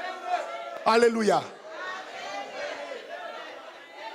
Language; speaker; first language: French; non-native, local second language; Lingala